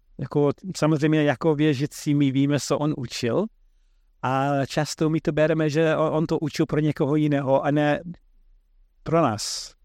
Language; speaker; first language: Czech; non-native, fluent; English